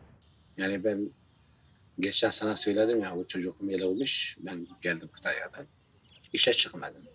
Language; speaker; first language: Turkish; non-native, local second language; Kurdish